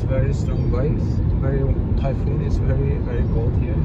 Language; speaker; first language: English; non-native, learner; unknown